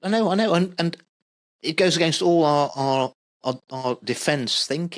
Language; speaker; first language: English; native; English